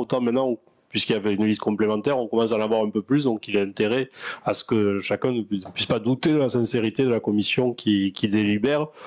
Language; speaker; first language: French; native; French